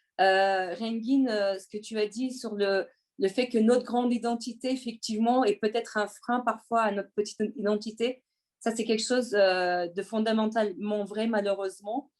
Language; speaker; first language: French; non-native, fluent; Turkish